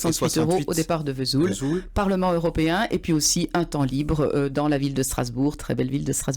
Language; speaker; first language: French; native; French